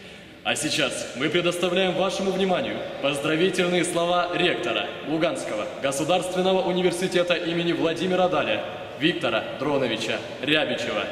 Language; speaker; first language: Russian; native; Russian